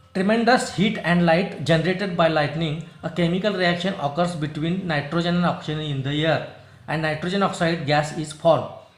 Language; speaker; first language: English; non-native, local second language; Marathi